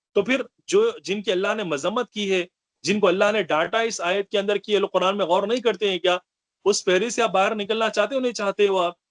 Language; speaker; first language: Urdu; native; Urdu